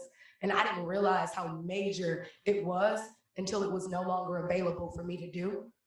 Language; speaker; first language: English; native; English